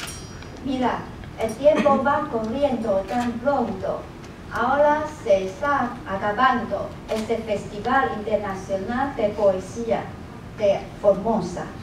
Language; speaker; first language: Spanish; non-native, learner; Chinese